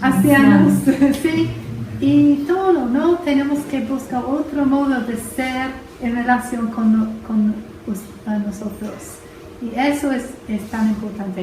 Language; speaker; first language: Spanish; non-native, fluent; English